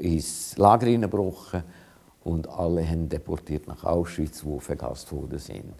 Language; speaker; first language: German; non-native, fluent; Hungarian